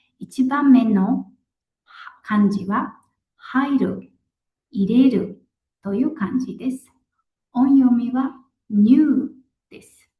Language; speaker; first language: Japanese; non-native, local second language; Mongolian